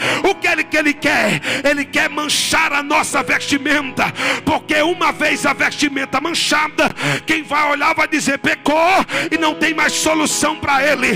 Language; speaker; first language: Portuguese; native; Portuguese